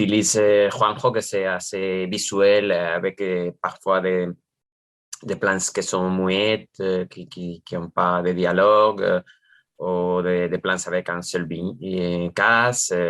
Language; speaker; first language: French; non-native, fluent; Spanish